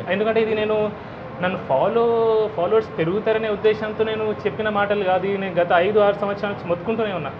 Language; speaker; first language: Telugu; non-native, fluent; Hindi